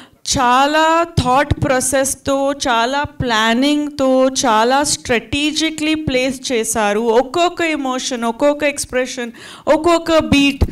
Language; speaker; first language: Telugu; non-native, fluent; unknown